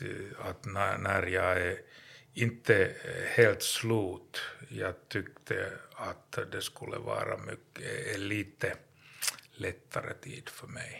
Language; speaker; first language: Swedish; non-native, learner; Finnish